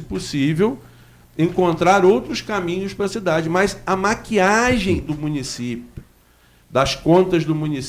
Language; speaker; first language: Portuguese; native; Portuguese